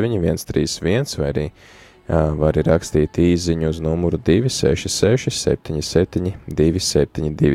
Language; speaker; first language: Latvian; native; Latvian